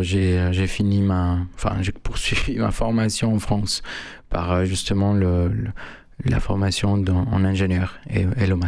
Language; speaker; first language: French; non-native, fluent; Spanish